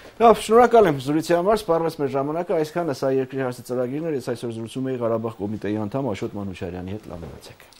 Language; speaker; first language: Armenian; native; Armenian